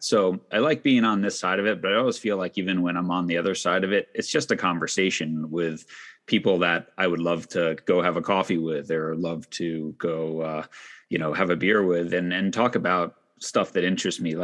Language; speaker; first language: English; native; English